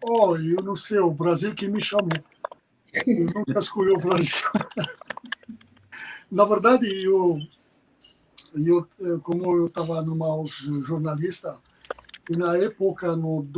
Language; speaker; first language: Portuguese; non-native, fluent; Arabic